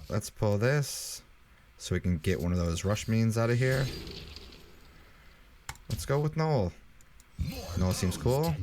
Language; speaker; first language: English; native; English